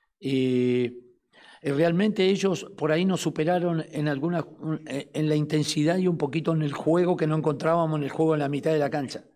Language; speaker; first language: Spanish; native; Spanish